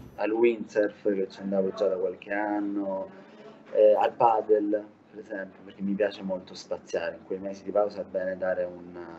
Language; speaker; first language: Italian; native; Italian